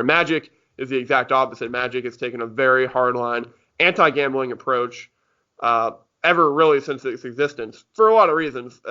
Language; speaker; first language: English; native; English